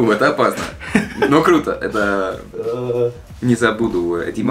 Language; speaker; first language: Russian; non-native, learner; Dutch